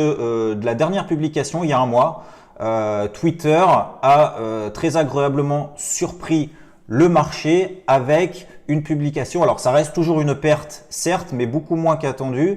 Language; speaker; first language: French; native; French